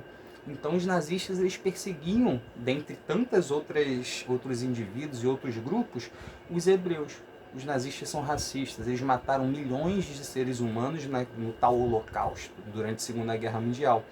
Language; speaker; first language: Portuguese; native; Portuguese